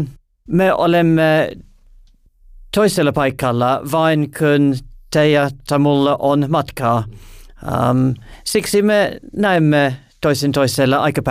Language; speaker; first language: Finnish; non-native, learner; English